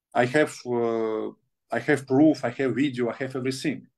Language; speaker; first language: English; non-native, learner; Russian